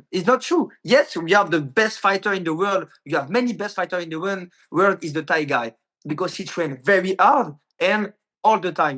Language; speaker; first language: English; non-native, learner; French